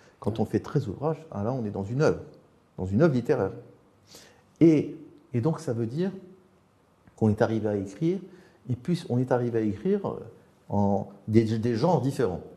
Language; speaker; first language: French; non-native, local second language; Arabic